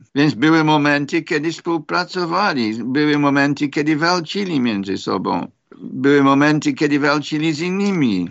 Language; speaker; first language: Polish; non-native, fluent; English